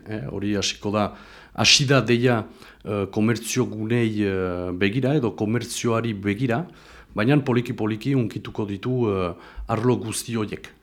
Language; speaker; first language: Basque; native; Basque